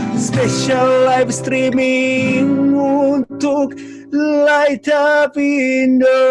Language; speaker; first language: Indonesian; non-native, fluent; Japanese